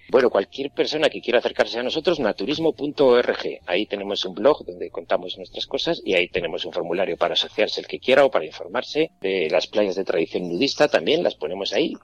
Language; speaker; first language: Spanish; native; Spanish